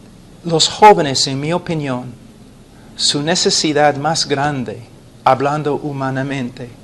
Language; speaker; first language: Spanish; non-native, fluent; English